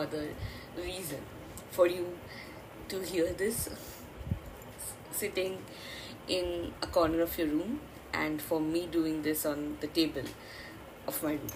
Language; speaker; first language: English; non-native, local second language; Bangla